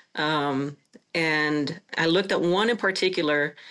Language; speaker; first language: English; non-native, fluent; Spanish